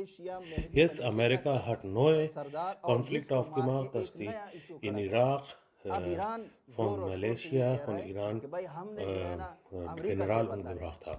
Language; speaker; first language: German; non-native, learner; Urdu